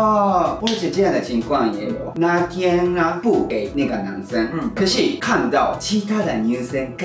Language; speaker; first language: Chinese; non-native, learner; Japanese